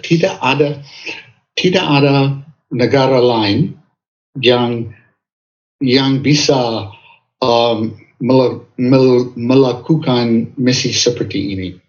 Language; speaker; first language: Indonesian; non-native, fluent; English